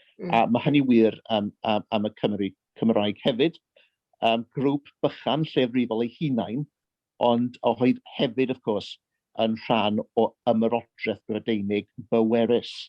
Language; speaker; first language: Welsh; early bilingual, heritage; Welsh